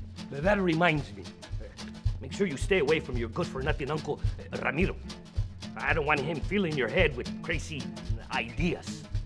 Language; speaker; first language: English; early bilingual, other home language; Spanish